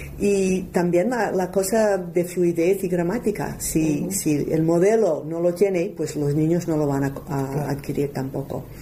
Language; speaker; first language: Spanish; non-native, fluent; English